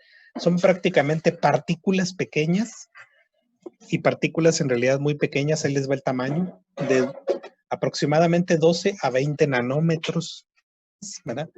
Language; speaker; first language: Spanish; native; Spanish